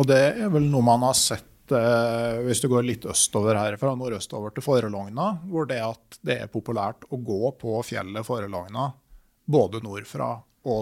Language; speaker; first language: Norwegian; native; Norwegian